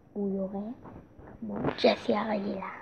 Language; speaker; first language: Hebrew; native; Hebrew